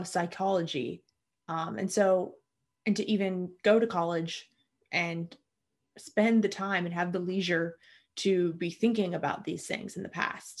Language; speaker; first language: English; native; English